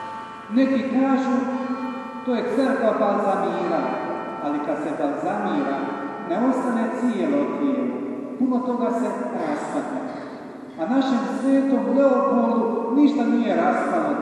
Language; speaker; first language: Serbian; native; Serbian